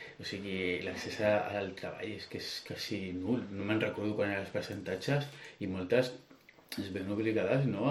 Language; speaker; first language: Catalan; non-native, local second language; Spanish